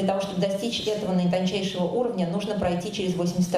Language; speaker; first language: Russian; native; Russian